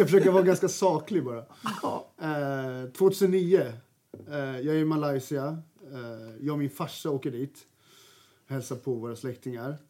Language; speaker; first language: Swedish; early bilingual, other home language; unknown